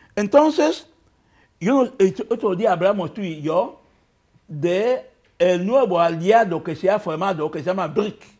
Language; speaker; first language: Spanish; non-native, local second language; Fang